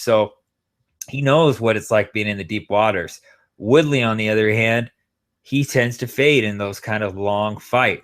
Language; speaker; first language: English; native; English